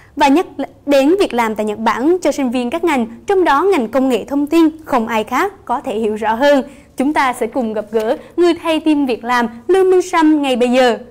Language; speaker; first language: Vietnamese; native; Vietnamese